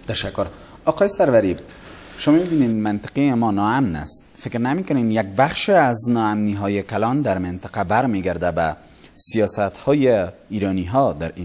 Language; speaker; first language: Persian; native; Persian